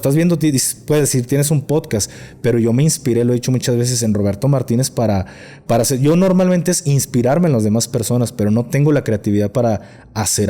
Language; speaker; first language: Spanish; native; Spanish